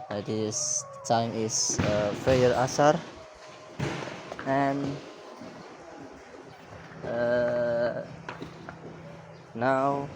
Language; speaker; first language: English; non-native, learner; Indonesian